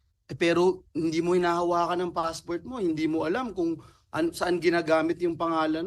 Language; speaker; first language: Filipino; native; Filipino